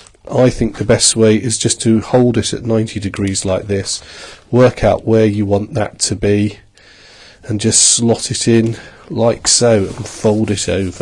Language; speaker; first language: English; native; English